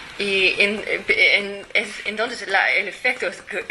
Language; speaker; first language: Spanish; non-native, fluent; English